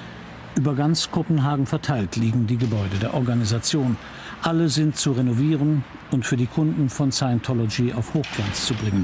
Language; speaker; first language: German; native; German